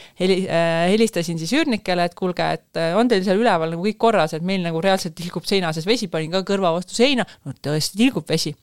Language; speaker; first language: Estonian; native; Estonian